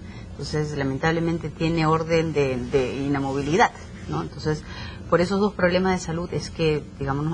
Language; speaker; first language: Spanish; native; Spanish